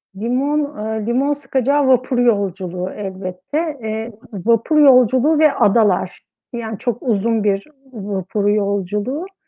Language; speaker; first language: Turkish; native; Turkish